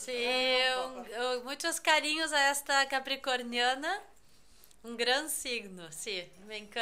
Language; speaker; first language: Spanish; non-native, fluent; Portuguese